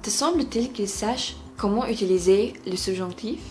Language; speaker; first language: French; non-native, fluent; English